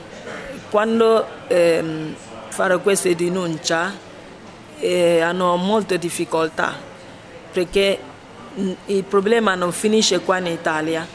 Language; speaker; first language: Italian; non-native, fluent; Ibibio